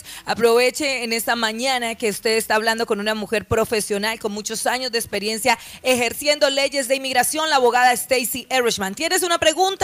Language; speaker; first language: Spanish; native; Spanish